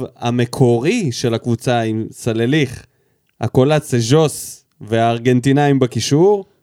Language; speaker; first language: Hebrew; native; Hebrew